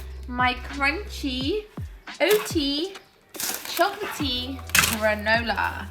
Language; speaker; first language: English; native; English